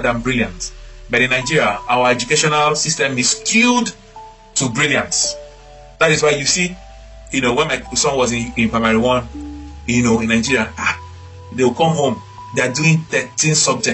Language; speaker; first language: English; non-native, local second language; Igbo